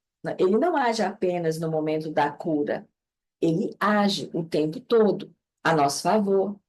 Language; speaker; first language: Portuguese; native; Portuguese